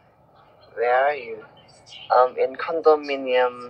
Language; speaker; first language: English; non-native, learner; Thai